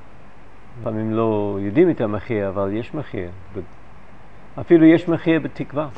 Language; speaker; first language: Hebrew; non-native, fluent; English